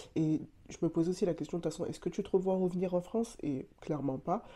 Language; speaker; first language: French; native; French